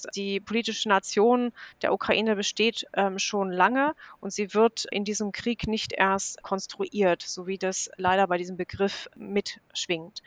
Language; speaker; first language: German; native; German